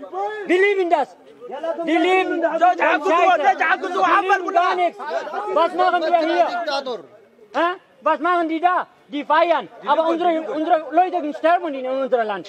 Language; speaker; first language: German; non-native, fluent; Tigrinya